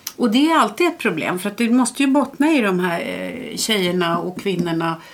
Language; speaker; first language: Swedish; early bilingual, other home language; Estonian